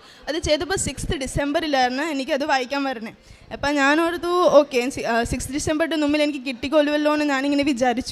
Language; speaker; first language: Malayalam; early bilingual, heritage; Malayalam